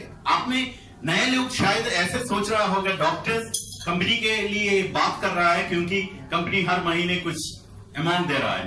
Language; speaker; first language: Hindi; non-native, fluent; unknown